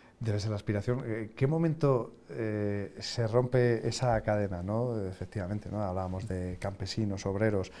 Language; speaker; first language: Spanish; native; Spanish